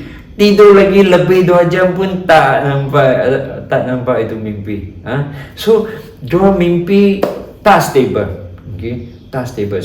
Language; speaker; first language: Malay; non-native, local second language; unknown